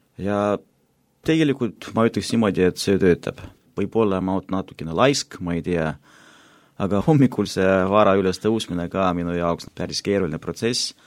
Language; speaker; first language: Estonian; non-native, local second language; Russian